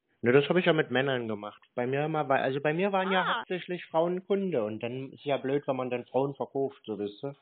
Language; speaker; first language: German; native; German